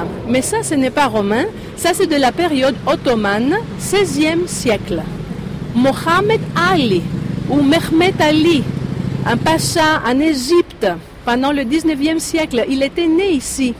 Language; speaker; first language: French; non-native, fluent; Greek